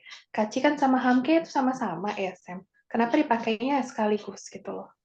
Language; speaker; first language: Indonesian; native; Indonesian